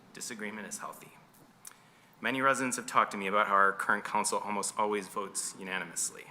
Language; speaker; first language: English; native; English